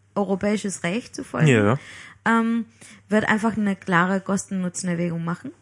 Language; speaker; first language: German; non-native, fluent; Spanish